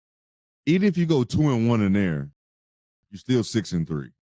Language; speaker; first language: English; native; English